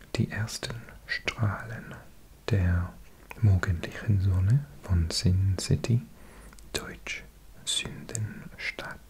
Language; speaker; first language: German; non-native, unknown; English